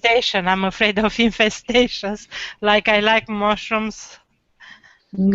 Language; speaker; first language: English; non-native, learner; Romanian